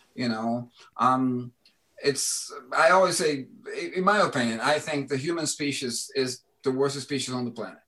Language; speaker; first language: English; non-native, fluent; Portuguese